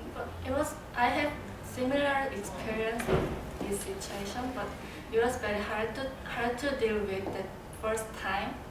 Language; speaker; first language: English; non-native, learner; Korean